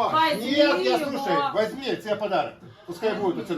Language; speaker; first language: Russian; native; Russian